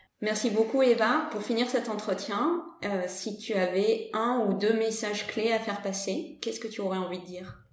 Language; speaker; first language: French; native; French